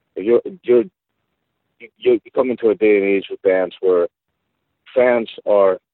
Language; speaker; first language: English; early bilingual, other home language; Spanish